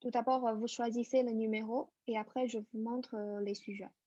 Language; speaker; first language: French; non-native, fluent; Chinese